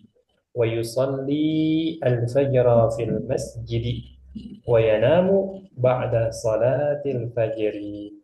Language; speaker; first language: Arabic; non-native, fluent; Indonesian